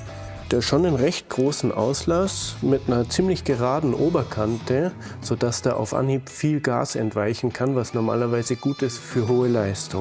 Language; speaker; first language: German; native; German